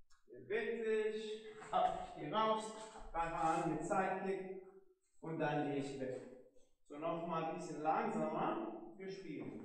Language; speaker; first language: German; non-native, fluent; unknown